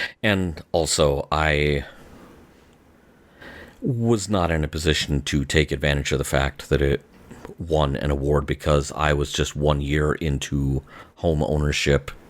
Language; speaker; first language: English; native; English